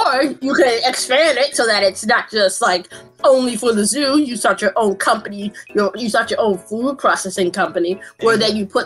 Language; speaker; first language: English; native; English